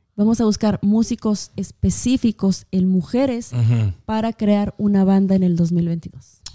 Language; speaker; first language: Spanish; native; Spanish